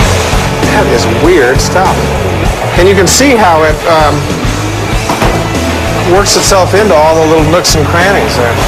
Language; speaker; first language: English; native; English